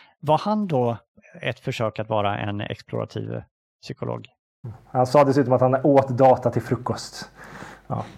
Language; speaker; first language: Swedish; native; Swedish